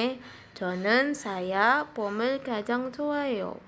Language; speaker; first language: Korean; non-native, learner; Indonesian